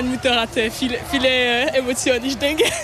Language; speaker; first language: German; non-native, local second language; French